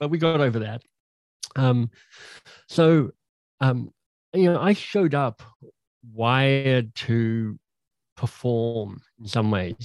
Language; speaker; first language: English; native; English